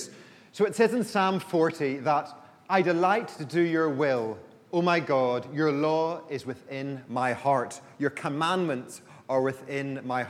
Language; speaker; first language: English; native; English